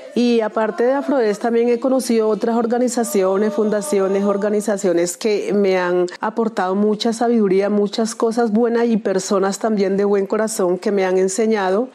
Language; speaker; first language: Spanish; native; Spanish